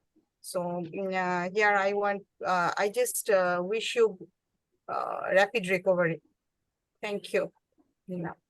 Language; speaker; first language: English; non-native, learner; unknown